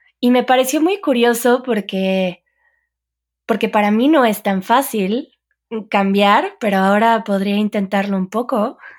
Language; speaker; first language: Spanish; native; Spanish